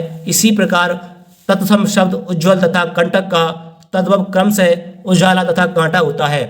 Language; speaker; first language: Hindi; native; Hindi